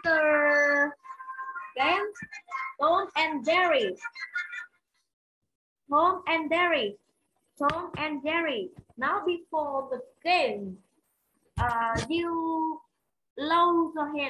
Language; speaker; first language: English; non-native, learner; Vietnamese